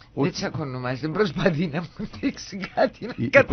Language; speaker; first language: Greek; native; Greek